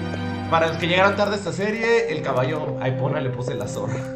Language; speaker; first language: Spanish; native; Spanish